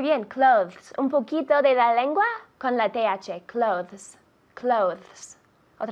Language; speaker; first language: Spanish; non-native, fluent; English